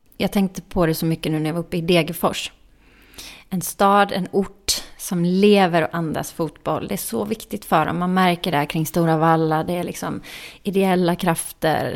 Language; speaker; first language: Swedish; native; Swedish